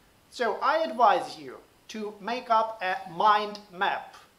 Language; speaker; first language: English; non-native, fluent; Ukrainian